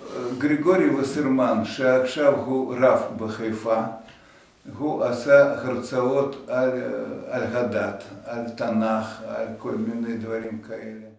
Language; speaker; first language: Hebrew; non-native, fluent; Russian